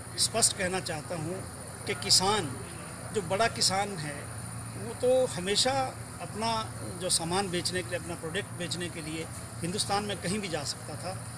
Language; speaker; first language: Hindi; native; Hindi